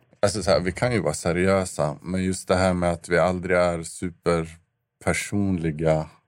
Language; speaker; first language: Swedish; native; Swedish